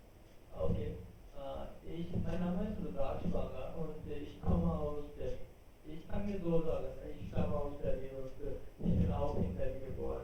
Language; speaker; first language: German; non-native, fluent; Hindi